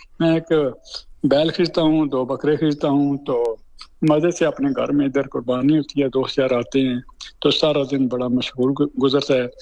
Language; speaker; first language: Urdu; non-native, local second language; Punjabi